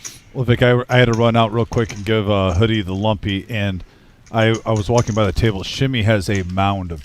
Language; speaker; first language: English; native; English